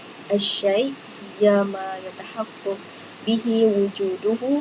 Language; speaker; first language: Arabic; non-native, learner; Malay